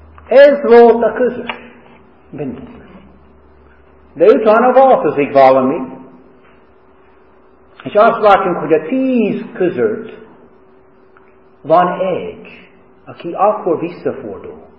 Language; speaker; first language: Hungarian; non-native, fluent; English